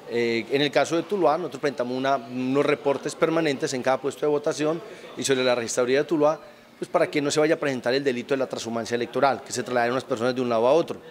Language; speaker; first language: Spanish; native; Spanish